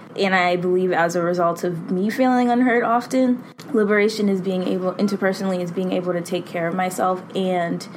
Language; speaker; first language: English; native; English